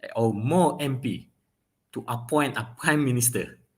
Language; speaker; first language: English; non-native, local second language; Malay